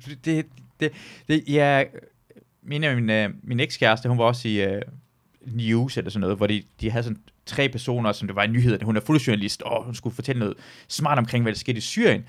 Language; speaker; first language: Danish; early bilingual, other home language; Persian